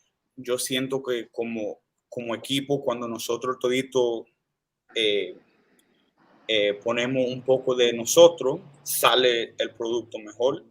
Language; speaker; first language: Spanish; early bilingual, heritage; Spanish